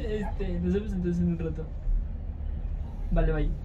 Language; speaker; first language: Spanish; native; Spanish